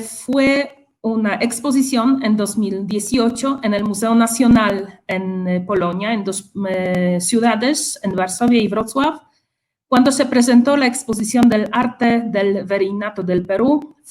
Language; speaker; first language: Spanish; non-native, fluent; Polish